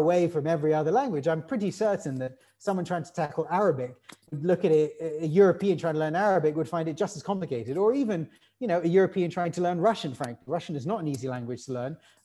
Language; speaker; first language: English; native; English